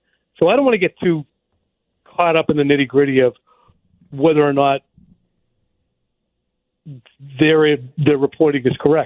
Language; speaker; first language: English; native; English